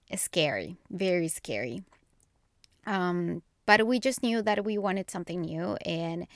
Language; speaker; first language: English; non-native, fluent; Spanish